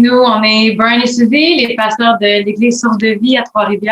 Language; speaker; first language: French; native; French